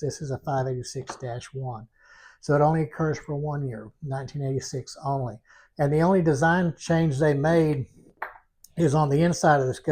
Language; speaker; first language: English; native; English